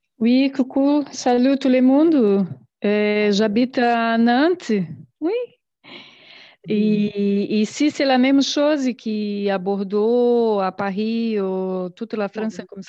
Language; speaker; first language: French; non-native, learner; Portuguese